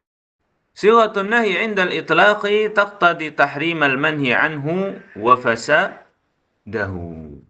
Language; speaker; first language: Arabic; non-native, fluent; Indonesian